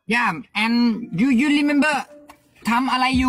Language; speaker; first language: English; non-native, learner; Thai